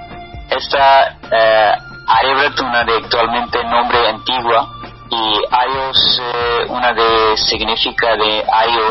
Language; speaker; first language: Spanish; non-native, learner; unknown